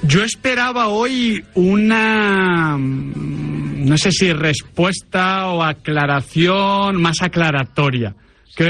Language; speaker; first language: Spanish; native; Spanish